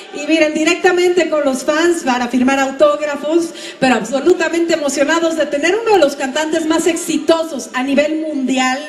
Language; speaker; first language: Spanish; native; Spanish